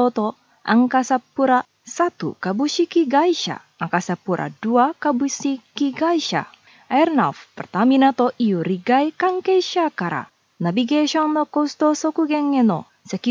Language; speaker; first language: Japanese; non-native, fluent; Indonesian